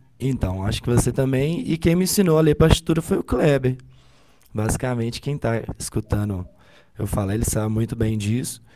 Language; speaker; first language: Portuguese; native; Portuguese